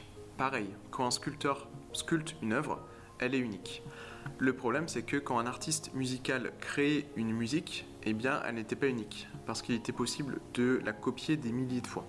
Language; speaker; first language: French; native; French